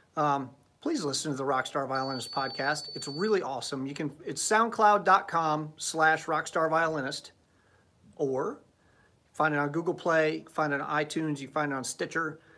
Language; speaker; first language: English; native; English